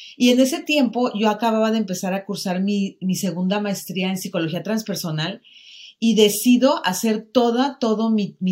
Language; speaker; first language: Spanish; native; Spanish